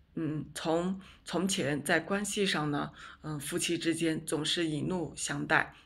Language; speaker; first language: Chinese; native; Chinese